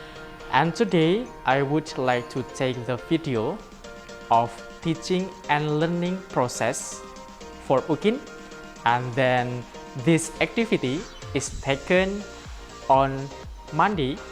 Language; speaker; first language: English; non-native, learner; Indonesian